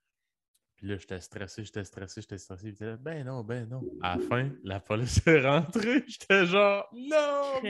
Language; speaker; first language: French; early bilingual, other home language; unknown